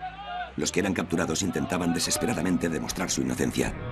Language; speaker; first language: Spanish; native; Spanish